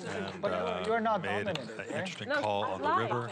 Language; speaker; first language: English; native; English